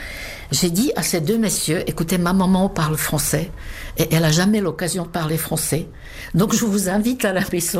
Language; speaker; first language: French; non-native, fluent; Czech